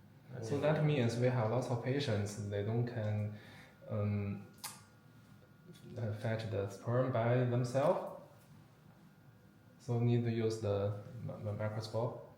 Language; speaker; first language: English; non-native, learner; Chinese